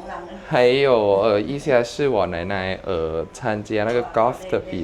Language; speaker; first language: Chinese; non-native, fluent; Thai